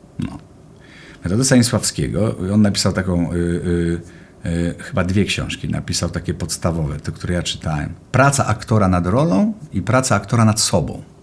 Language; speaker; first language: Polish; native; Polish